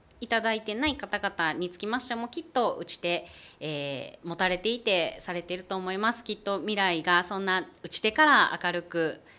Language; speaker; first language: Japanese; native; Japanese